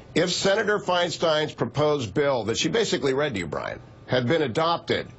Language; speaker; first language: English; native; English